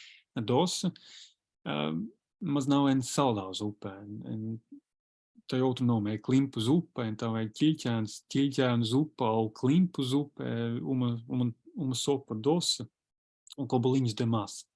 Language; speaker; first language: Portuguese; non-native, fluent; Latvian